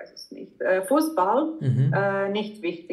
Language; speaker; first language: German; non-native, learner; Croatian